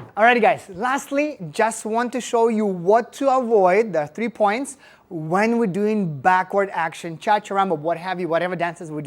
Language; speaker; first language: English; non-native, fluent; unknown